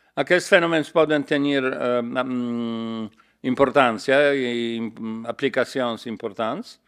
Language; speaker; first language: Catalan; non-native, learner; Polish